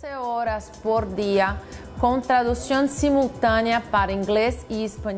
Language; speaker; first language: Spanish; non-native, fluent; Portuguese